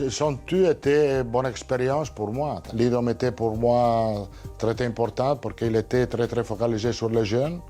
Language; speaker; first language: French; non-native, fluent; Italian